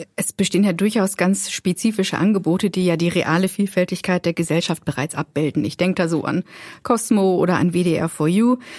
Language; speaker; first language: German; native; German